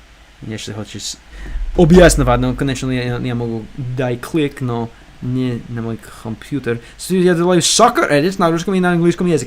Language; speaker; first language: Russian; non-native, learner; English